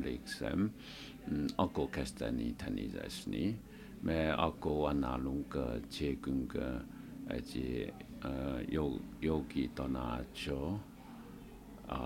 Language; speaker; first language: Hungarian; non-native, learner; Chinese